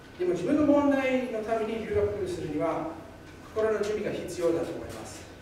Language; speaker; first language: Japanese; non-native, fluent; English